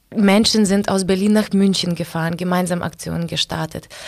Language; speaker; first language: German; non-native, fluent; Ukrainian